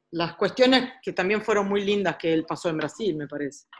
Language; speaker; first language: Spanish; early bilingual, heritage; Spanish